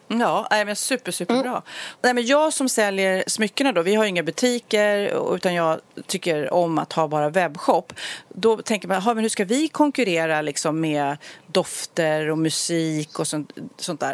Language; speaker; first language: Swedish; native; Swedish